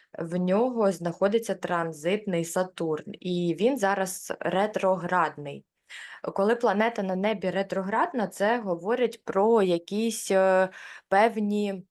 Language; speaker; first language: Ukrainian; non-native, local second language; Russian